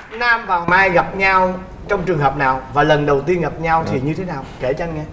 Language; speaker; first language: Vietnamese; native; Vietnamese